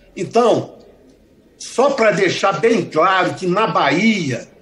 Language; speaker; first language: Portuguese; native; Portuguese